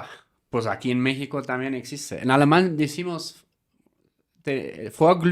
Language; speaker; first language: Spanish; non-native, fluent; German